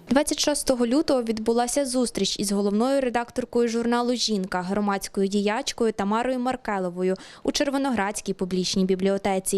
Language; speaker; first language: Ukrainian; native; Ukrainian